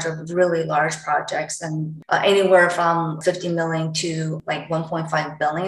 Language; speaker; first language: English; non-native, fluent; Chinese